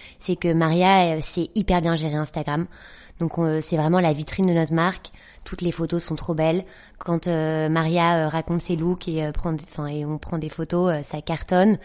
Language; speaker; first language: French; native; French